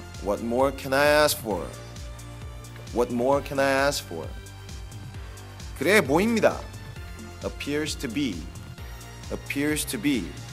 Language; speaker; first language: English; non-native, fluent; Korean